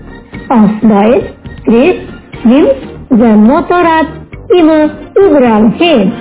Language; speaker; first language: German; non-native, learner; Indonesian